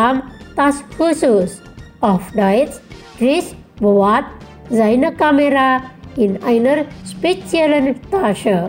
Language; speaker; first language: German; non-native, fluent; Indonesian